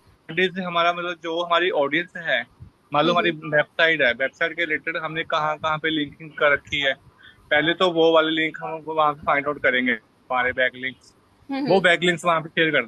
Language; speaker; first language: Hindi; native; Hindi